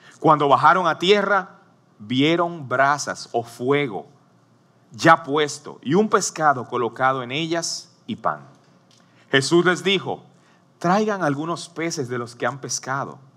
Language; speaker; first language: Spanish; native; Spanish